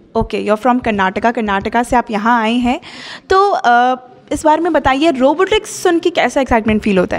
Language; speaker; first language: Hindi; native; Hindi